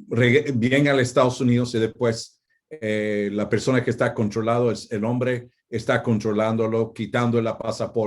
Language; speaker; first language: Spanish; non-native, fluent; English